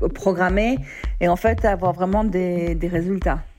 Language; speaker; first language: French; native; French